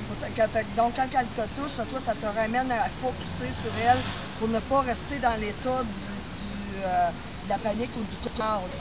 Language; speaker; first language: French; native; French